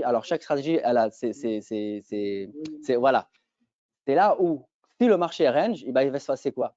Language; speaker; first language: French; native; French